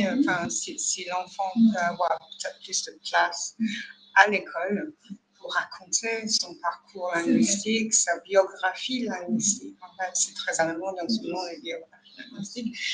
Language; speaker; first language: French; non-native, fluent; English